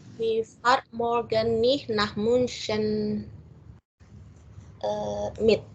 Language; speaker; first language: German; non-native, local second language; Indonesian